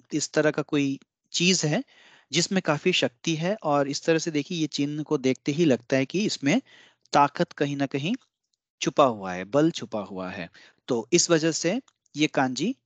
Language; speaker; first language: Hindi; non-native, local second language; Bangla